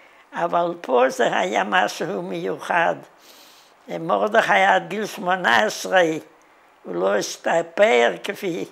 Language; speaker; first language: Hebrew; non-native, fluent; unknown